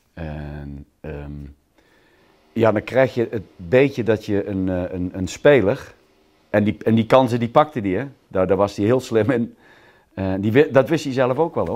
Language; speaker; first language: Dutch; native; Dutch